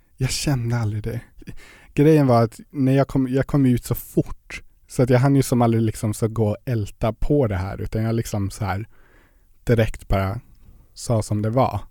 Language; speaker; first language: Swedish; native; Swedish